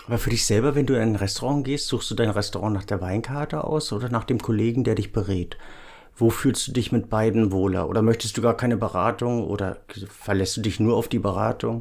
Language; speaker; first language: German; native; German